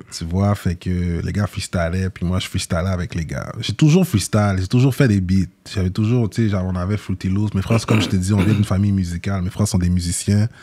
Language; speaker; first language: French; early bilingual, other home language; Haitian Creole